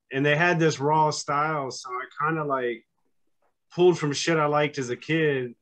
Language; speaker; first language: English; native; English